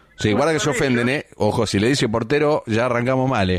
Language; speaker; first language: Spanish; native; Spanish